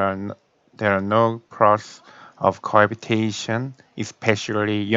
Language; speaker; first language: English; non-native, learner; Korean